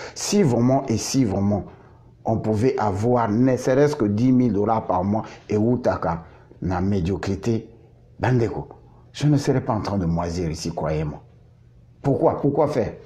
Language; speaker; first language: French; non-native, local second language; Lingala